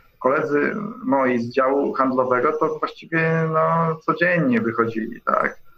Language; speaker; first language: Polish; native; Polish